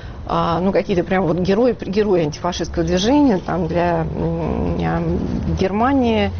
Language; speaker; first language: Russian; native; Russian